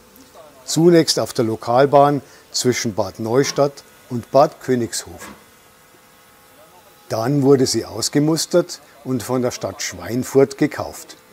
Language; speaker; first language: German; native; German